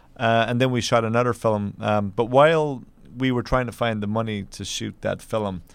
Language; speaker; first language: English; native; English